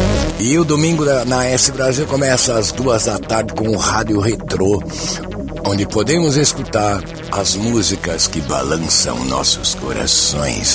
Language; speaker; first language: Portuguese; native; Portuguese